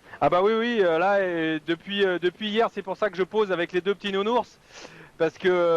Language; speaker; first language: French; native; French